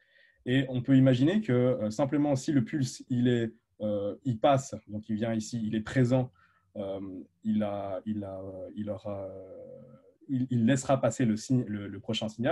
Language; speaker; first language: French; native; French